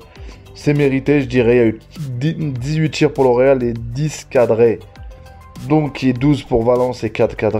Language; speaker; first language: French; native; French